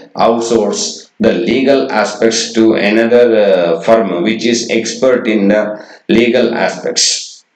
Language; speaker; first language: English; non-native, local second language; Kannada